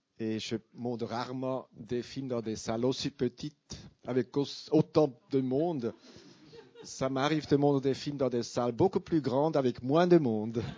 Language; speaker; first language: French; non-native, local second language; Italian